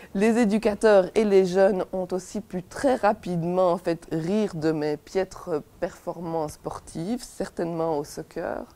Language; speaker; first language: French; native; French